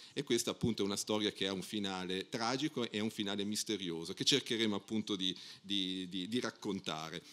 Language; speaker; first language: Italian; native; Italian